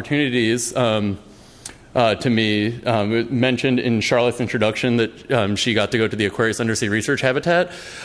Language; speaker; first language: English; native; English